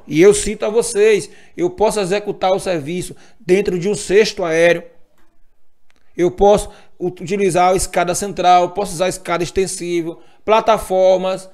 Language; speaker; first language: Portuguese; native; Portuguese